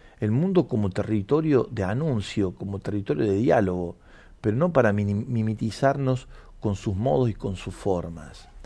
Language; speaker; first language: Spanish; native; Spanish